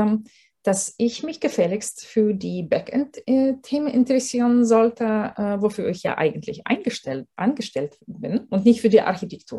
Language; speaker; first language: German; non-native, fluent; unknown